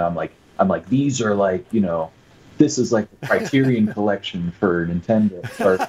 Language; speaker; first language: English; native; English